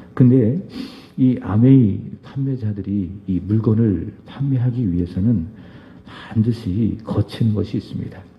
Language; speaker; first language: Korean; native; Korean